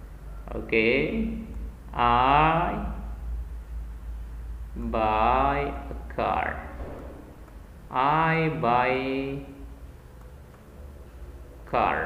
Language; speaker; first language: English; non-native, fluent; Indonesian